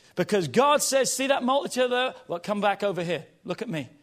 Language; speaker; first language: English; native; English